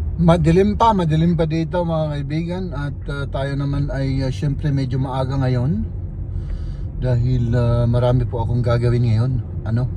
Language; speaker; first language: Filipino; native; Filipino